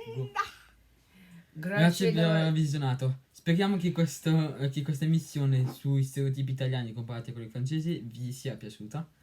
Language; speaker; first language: Italian; non-native, learner; French